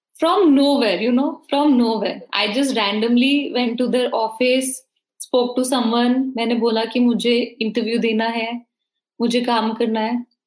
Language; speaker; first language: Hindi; native; Hindi